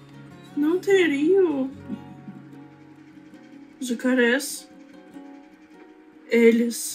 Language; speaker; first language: Portuguese; non-native, learner; Russian